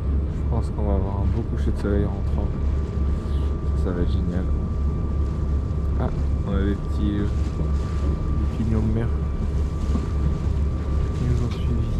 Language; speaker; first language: French; native; French